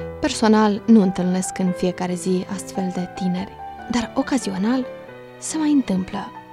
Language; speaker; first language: Romanian; native; Romanian